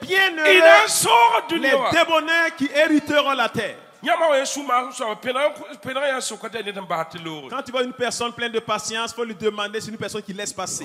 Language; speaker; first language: French; non-native, local second language; Mossi